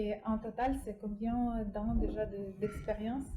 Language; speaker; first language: French; non-native, fluent; Russian